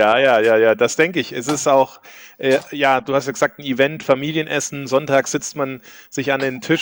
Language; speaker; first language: German; native; German